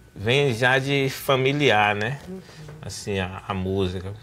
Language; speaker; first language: Portuguese; native; Portuguese